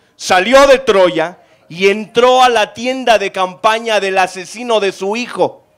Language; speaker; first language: Spanish; native; Spanish